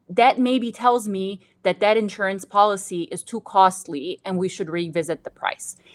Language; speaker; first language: English; non-native, fluent; Bosnian